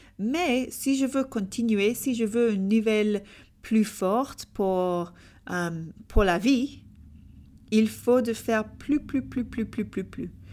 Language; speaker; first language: French; non-native, learner; English